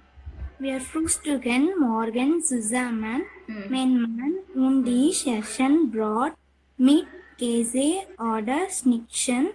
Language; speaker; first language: German; non-native, learner; Tamil